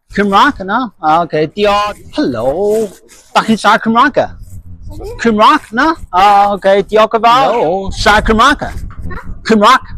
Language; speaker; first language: Welsh; non-native, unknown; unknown